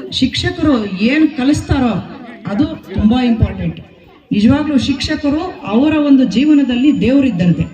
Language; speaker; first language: Kannada; native; Kannada